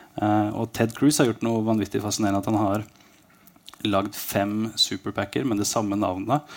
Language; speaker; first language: Norwegian; native; Norwegian